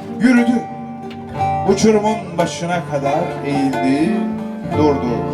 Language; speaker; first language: Turkish; native; Turkish